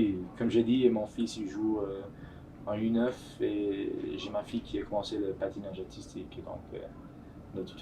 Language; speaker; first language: French; non-native, fluent; English